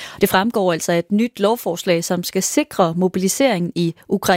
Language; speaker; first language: Danish; native; Danish